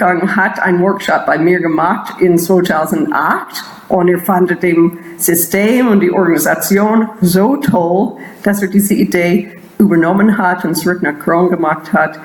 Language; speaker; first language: German; non-native, fluent; English